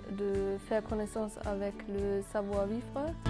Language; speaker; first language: French; non-native, fluent; German